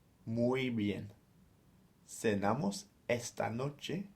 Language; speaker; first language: Spanish; non-native, fluent; English